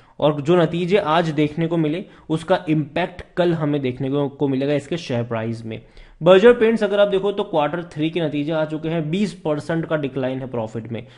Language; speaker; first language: Hindi; native; Hindi